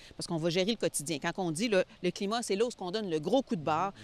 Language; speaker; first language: French; native; French